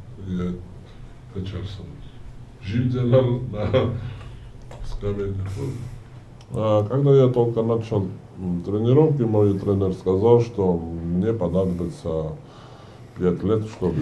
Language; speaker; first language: Russian; non-native, fluent; Georgian